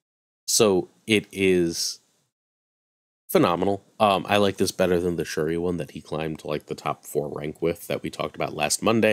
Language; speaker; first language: English; native; English